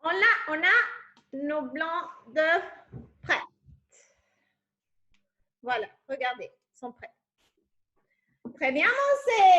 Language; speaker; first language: French; non-native, fluent; Spanish